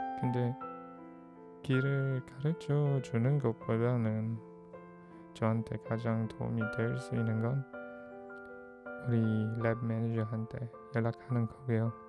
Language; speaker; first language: Korean; non-native, fluent; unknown